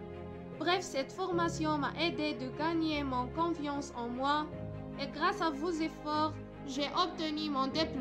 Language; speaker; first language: French; non-native, learner; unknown